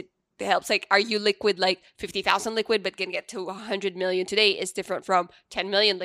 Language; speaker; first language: English; non-native, local second language; Pampanga